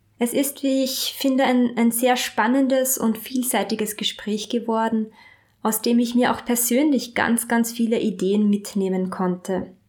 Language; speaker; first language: German; native; German